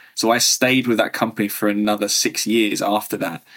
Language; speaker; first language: English; native; English